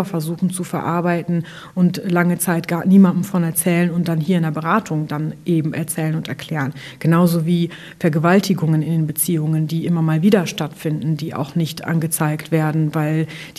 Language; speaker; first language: German; native; German